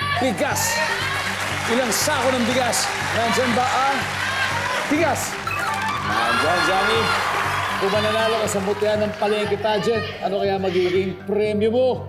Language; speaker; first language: Filipino; native; Filipino